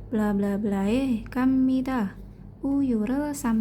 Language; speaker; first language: Korean; non-native, learner; Indonesian